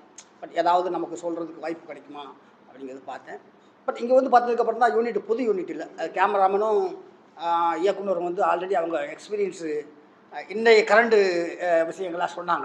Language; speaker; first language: Tamil; native; Tamil